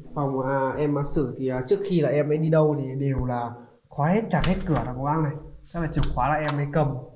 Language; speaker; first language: Vietnamese; native; Vietnamese